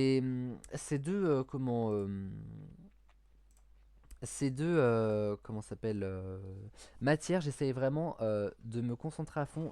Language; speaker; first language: French; native; French